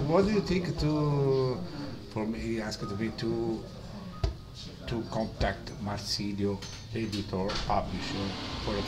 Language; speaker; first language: English; non-native, learner; Italian